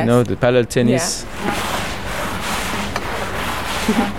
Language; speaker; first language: English; non-native, learner; French